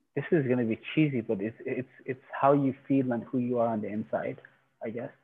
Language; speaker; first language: English; non-native, fluent; Persian